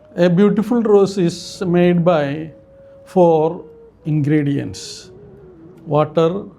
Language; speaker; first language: English; non-native, local second language; Malayalam